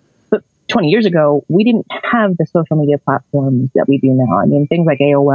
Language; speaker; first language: English; native; English